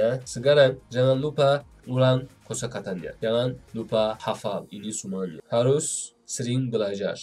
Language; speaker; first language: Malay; non-native, learner; Turkish